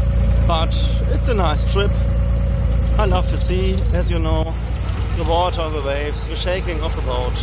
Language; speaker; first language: English; non-native, fluent; German